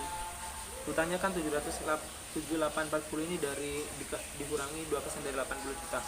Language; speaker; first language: Indonesian; native; Indonesian